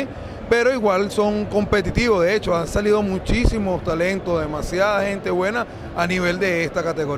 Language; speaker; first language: Spanish; native; Spanish